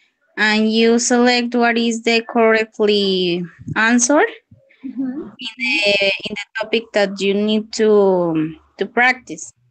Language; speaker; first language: English; non-native, learner; Spanish